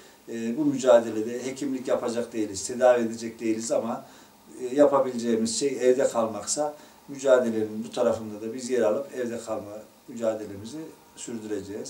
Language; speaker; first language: Turkish; native; Turkish